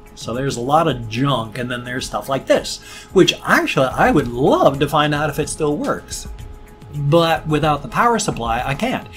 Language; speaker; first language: English; native; English